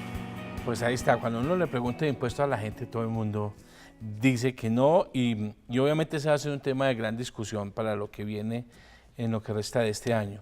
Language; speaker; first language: Spanish; native; Spanish